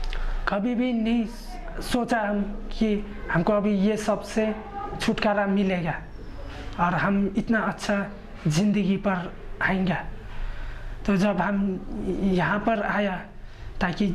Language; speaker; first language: Hindi; non-native, local second language; Khasi